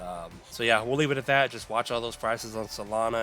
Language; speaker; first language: English; native; English